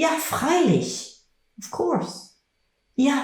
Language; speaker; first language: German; non-native, fluent; English